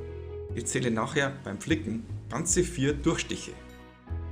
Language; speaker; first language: German; native; German